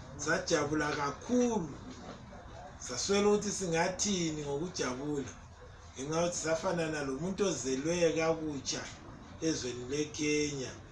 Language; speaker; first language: Zulu; early bilingual, heritage; North Ndebele